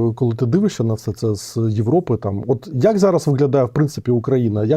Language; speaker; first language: Ukrainian; non-native, local second language; Russian